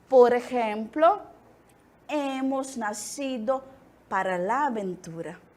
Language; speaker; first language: Spanish; non-native, fluent; Portuguese